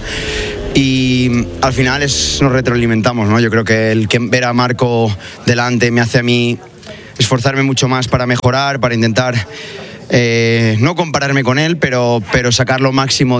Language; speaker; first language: Spanish; native; Spanish